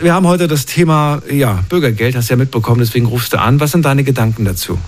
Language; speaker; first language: German; native; German